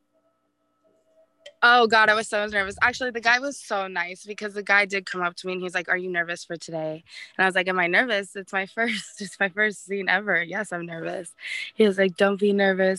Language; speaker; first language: English; native; English